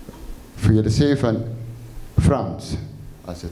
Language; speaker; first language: Afrikaans; non-native, fluent; French